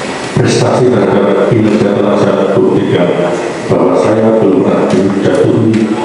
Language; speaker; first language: Indonesian; non-native, local second language; Javanese